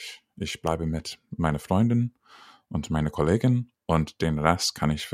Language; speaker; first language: German; non-native, fluent; English